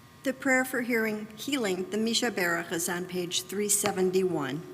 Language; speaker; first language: English; native; English